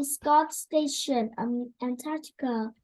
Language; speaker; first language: English; non-native, learner; Vietnamese